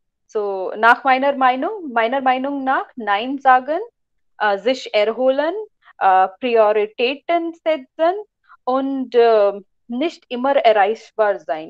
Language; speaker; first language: German; non-native, learner; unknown